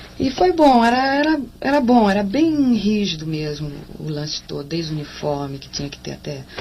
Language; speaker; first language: Portuguese; native; Portuguese